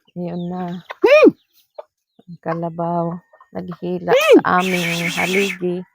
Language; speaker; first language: Filipino; native; Filipino